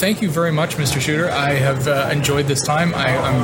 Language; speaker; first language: English; native; English